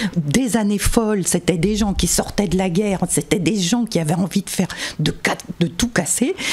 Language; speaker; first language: French; native; French